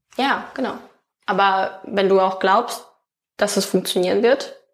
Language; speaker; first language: German; non-native, fluent; Ukrainian